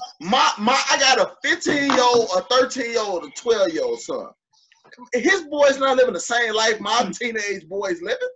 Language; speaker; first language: English; native; English